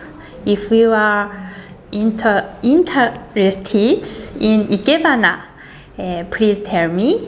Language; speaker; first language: English; non-native, fluent; Chinese